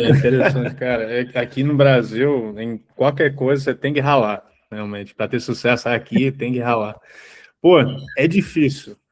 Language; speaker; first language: Portuguese; early bilingual, heritage; English